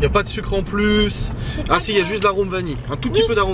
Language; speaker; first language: French; native; French